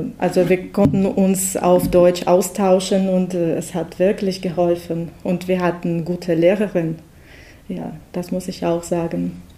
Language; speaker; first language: German; non-native, learner; Russian